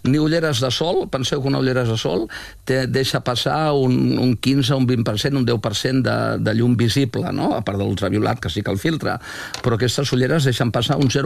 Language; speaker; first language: Catalan; native; Catalan